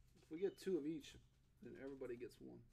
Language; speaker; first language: English; native; English